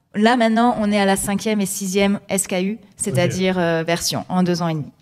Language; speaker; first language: French; native; French